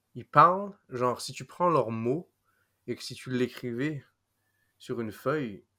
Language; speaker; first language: French; non-native, fluent; English